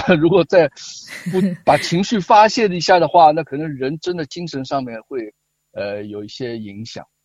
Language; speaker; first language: Chinese; native; Chinese